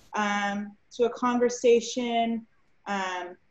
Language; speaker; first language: English; native; English